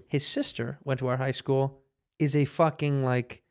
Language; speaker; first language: English; native; English